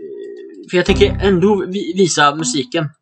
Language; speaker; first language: Swedish; native; Swedish